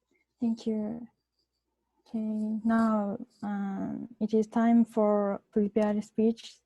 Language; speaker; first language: English; non-native, learner; Japanese